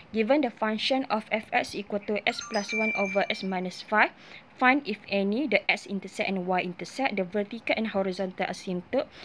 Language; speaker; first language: English; non-native, local second language; Malay